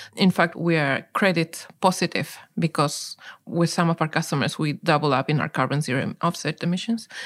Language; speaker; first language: English; non-native, fluent; Spanish